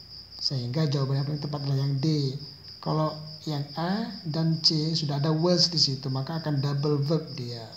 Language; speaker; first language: Indonesian; native; Indonesian